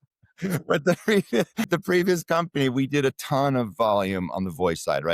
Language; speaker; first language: English; native; English